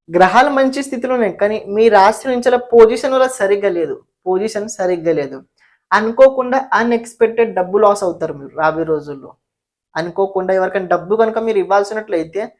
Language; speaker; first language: Telugu; non-native, local second language; Marathi